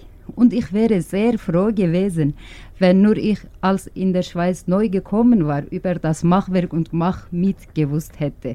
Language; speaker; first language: German; non-native, learner; Turkish